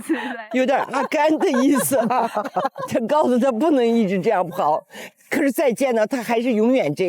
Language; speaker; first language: Chinese; native; Chinese